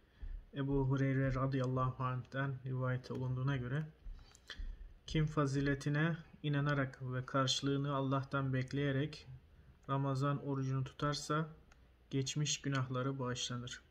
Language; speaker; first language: Turkish; native; Turkish